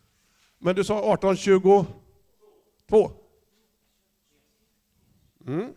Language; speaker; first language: Swedish; native; Swedish